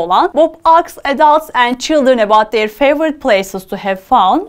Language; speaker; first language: English; non-native, fluent; Turkish